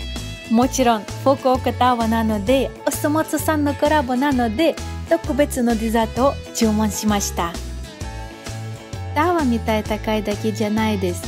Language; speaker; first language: Japanese; non-native, fluent; Russian